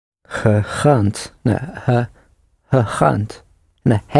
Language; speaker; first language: Dutch; non-native, learner; English